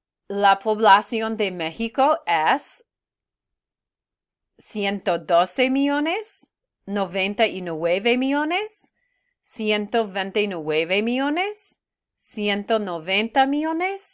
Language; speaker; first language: Spanish; non-native, fluent; English